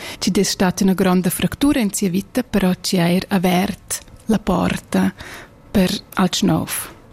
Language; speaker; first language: Italian; non-native, local second language; German